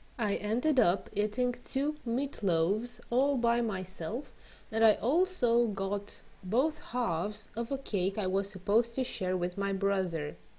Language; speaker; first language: English; non-native, fluent; Romanian